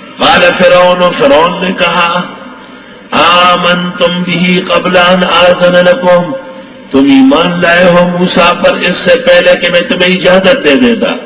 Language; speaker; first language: Urdu; non-native, local second language; Pashto